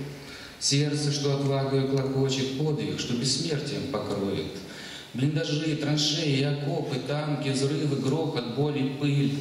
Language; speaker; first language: Russian; native; Russian